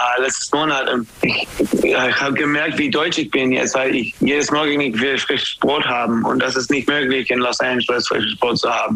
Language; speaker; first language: German; non-native, learner; English